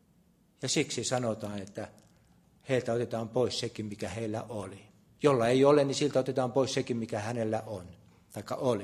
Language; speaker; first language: Finnish; native; Finnish